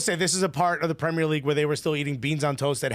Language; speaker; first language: English; native; English